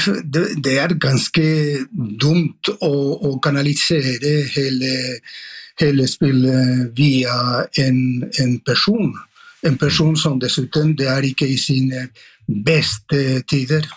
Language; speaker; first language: Norwegian; non-native, fluent; Spanish